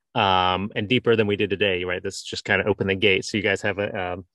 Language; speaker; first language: English; native; English